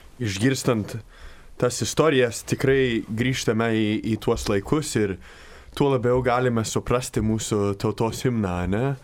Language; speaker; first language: Lithuanian; early bilingual, heritage; Lithuanian